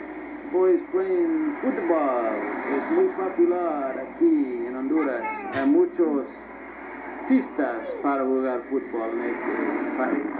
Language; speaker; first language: Spanish; non-native, learner; English